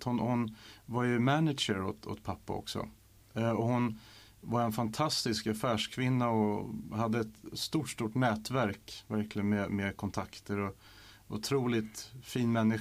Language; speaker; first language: Swedish; native; Swedish